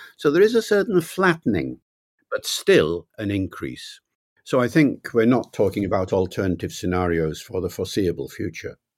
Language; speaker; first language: English; native; English